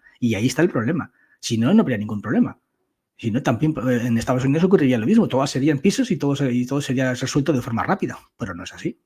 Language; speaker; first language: Spanish; native; Spanish